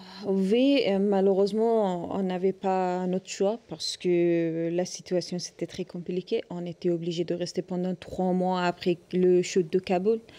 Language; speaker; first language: French; non-native, learner; Persian